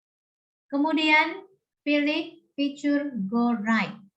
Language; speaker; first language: Indonesian; native; Indonesian